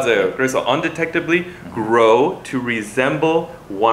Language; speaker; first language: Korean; non-native, fluent; English